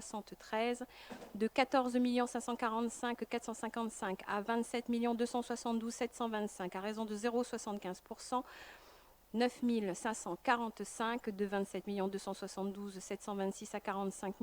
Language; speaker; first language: French; native; French